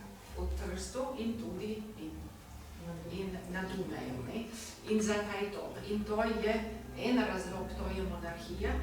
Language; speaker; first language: Slovenian; non-native, learner; German